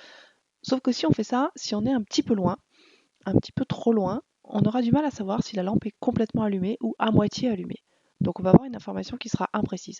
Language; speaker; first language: French; native; French